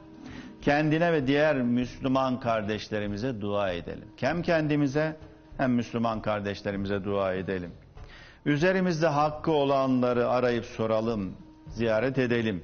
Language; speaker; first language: Turkish; native; Turkish